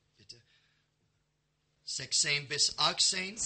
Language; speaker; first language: German; non-native, learner; English